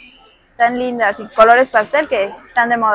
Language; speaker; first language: Spanish; native; Spanish